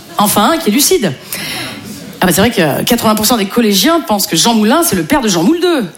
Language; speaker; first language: French; native; French